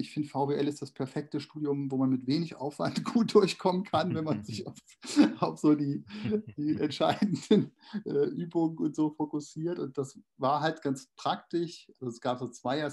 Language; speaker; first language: German; native; German